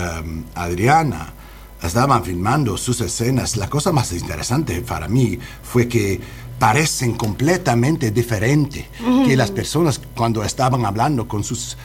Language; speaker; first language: Spanish; non-native, learner; English